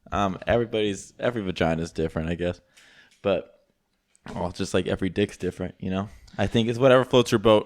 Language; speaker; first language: English; native; English